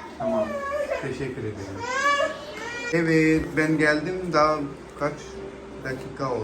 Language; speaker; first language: Turkish; non-native, learner; Urdu